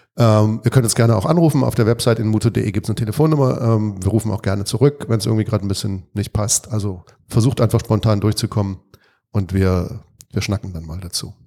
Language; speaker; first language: German; native; German